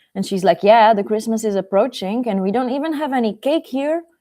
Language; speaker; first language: English; non-native, fluent; Czech